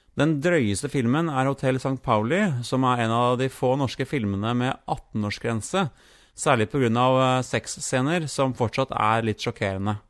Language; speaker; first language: Norwegian; native; Norwegian